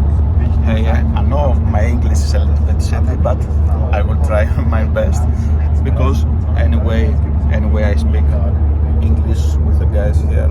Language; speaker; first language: English; non-native, learner; Greek